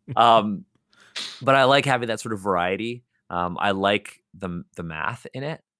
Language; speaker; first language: English; native; English